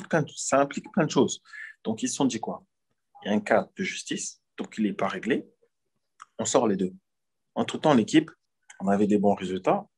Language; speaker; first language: French; native; French